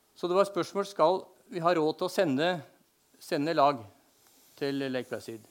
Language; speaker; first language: Norwegian; native; Norwegian